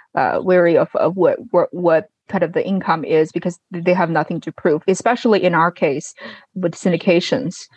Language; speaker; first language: English; non-native, fluent; Chinese